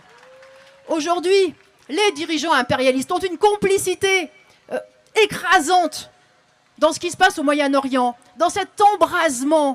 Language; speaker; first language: French; native; French